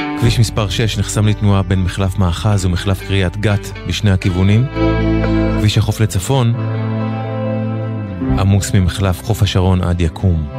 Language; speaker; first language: Hebrew; native; Hebrew